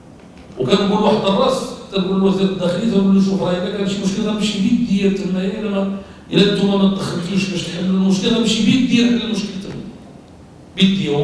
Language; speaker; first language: Arabic; native; Arabic